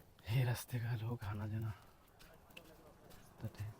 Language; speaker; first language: Hindi; non-native, local second language; Assamese